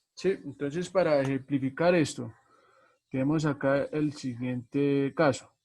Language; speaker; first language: Spanish; native; Spanish